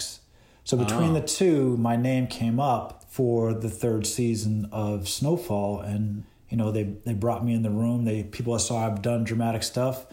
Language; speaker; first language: English; native; English